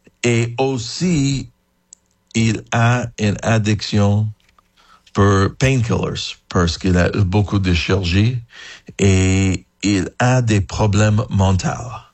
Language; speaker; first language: French; non-native, learner; English